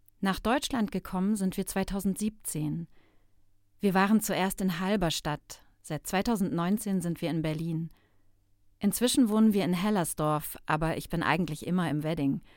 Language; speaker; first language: German; non-native, fluent; Turkish